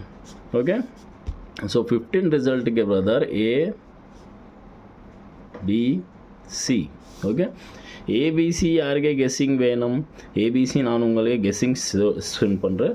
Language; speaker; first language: Tamil; non-native, learner; Kannada